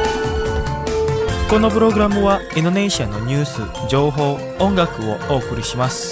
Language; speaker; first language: Japanese; non-native, fluent; Indonesian